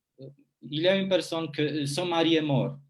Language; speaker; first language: French; non-native, fluent; Romanian